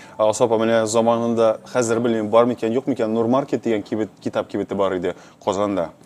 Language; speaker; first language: Tatar; native; Tatar